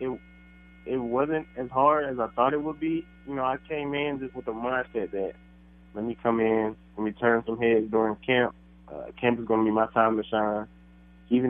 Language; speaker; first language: English; native; English